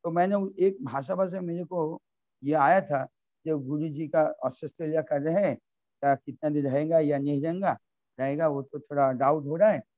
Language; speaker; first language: Hindi; non-native, local second language; Bangla